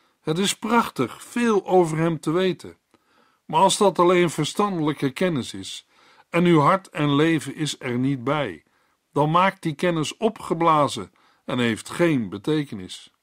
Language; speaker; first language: Dutch; native; Dutch